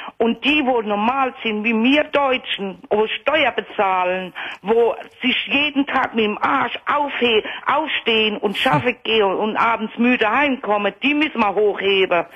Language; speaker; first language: German; early bilingual, other home language; Italian